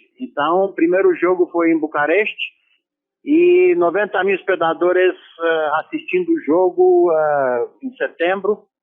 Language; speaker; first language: Portuguese; non-native, fluent; Romanian